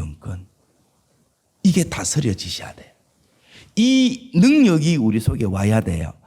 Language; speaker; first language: Korean; native; Korean